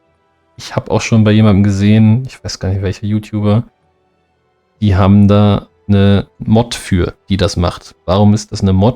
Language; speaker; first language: German; native; German